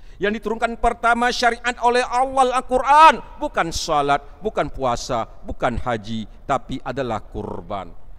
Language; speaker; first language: Malay; non-native, local second language; Achinese